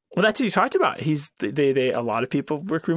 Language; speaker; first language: English; native; English